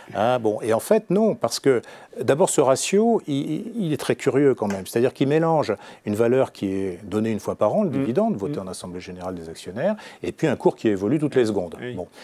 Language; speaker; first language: French; native; French